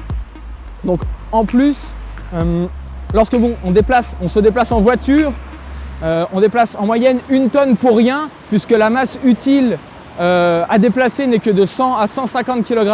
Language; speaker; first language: French; native; French